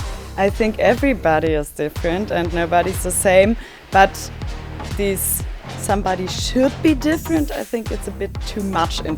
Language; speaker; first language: English; non-native, fluent; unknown